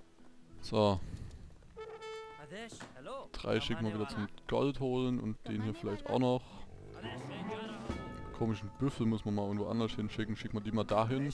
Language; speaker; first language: German; native; German